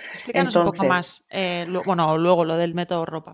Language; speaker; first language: Spanish; native; Spanish